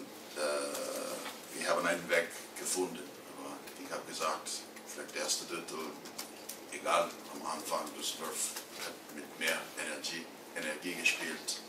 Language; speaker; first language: German; non-native, learner; English